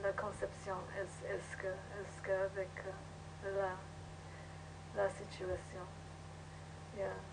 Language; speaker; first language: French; non-native, learner; English